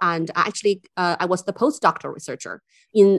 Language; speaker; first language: English; non-native, fluent; Chinese